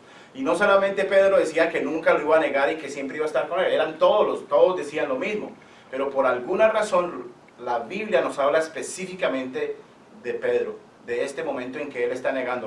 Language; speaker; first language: Spanish; native; Spanish